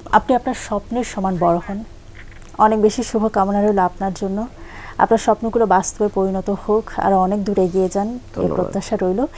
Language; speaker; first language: Bangla; native; Bangla